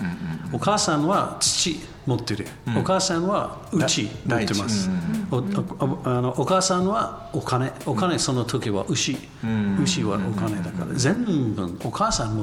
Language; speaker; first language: Japanese; non-native, learner; English